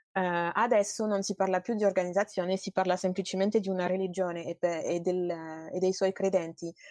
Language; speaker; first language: Italian; non-native, fluent; French